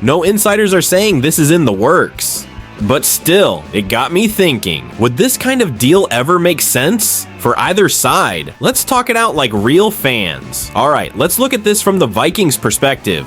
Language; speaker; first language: English; native; English